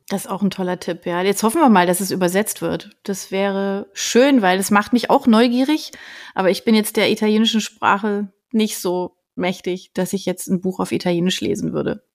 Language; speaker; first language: German; native; German